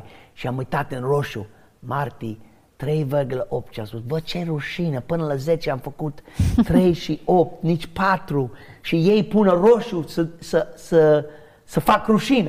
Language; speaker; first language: Romanian; non-native, learner; English